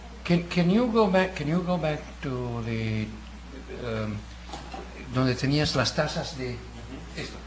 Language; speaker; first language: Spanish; non-native, learner; Italian